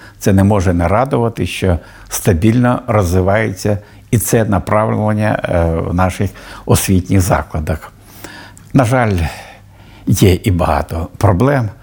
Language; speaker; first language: Ukrainian; native; Ukrainian